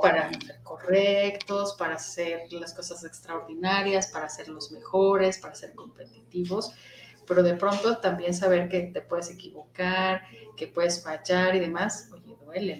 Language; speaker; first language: Spanish; native; Spanish